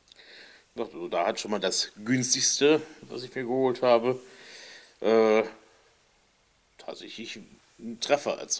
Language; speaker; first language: German; native; German